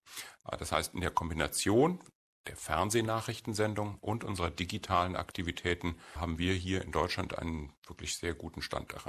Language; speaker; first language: German; native; German